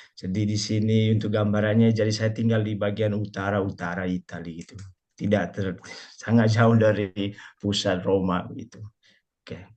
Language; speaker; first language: Indonesian; non-native, local second language; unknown